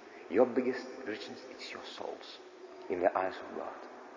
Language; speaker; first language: English; non-native, learner; Lithuanian